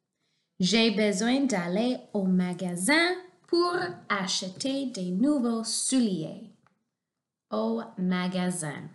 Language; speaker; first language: French; non-native, local second language; English